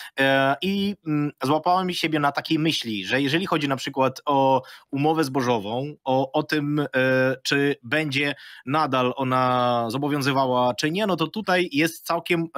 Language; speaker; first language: Polish; non-native, fluent; Ukrainian